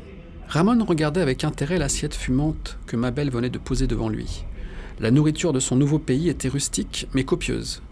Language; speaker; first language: French; native; French